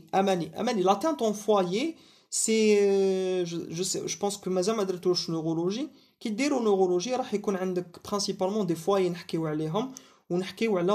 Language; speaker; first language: French; non-native, local second language; Arabic